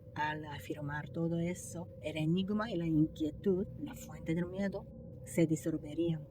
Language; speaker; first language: Spanish; non-native, fluent; Japanese